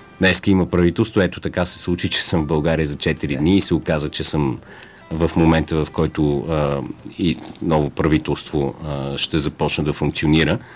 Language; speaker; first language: Bulgarian; native; Bulgarian